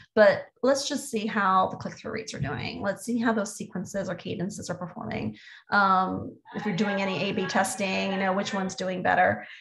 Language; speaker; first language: English; native; English